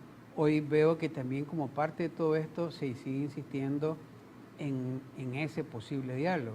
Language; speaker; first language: Spanish; native; Spanish